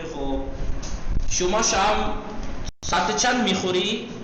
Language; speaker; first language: Persian; non-native, fluent; Urdu